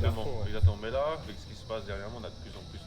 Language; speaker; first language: French; native; French